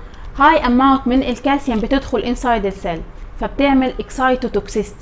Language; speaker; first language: Arabic; native; Arabic